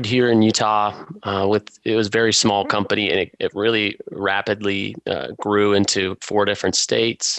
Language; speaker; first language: English; native; English